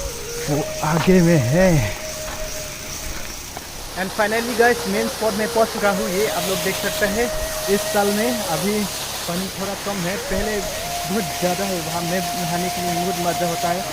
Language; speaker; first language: Hindi; non-native, local second language; Karbi